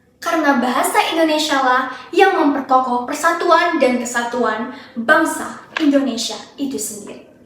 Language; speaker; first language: Indonesian; native; Indonesian